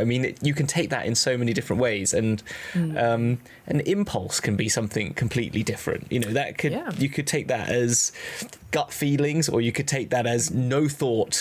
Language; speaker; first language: English; native; English